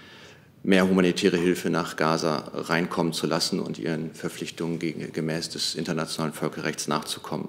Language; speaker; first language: German; native; German